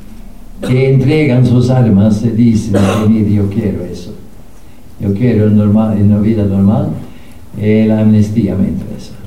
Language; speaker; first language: Spanish; non-native, fluent; Norwegian